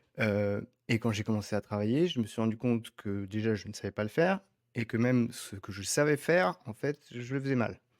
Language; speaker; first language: French; native; French